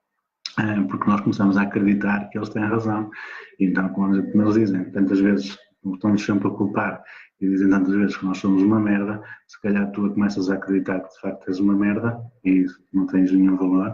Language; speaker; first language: Portuguese; native; Portuguese